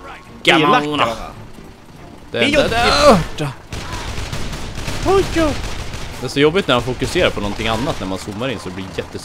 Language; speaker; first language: Swedish; native; Swedish